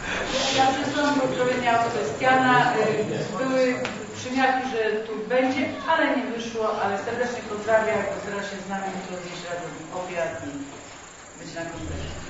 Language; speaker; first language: Polish; non-native, learner; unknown